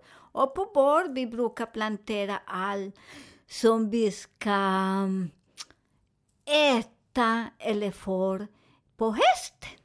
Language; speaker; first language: Swedish; non-native, fluent; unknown